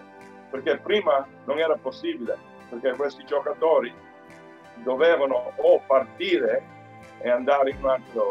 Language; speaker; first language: Italian; early bilingual, heritage; Italian